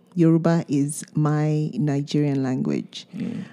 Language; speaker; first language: English; non-native, local second language; Yoruba